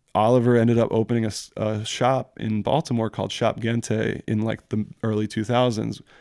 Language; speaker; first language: English; early bilingual, other home language; French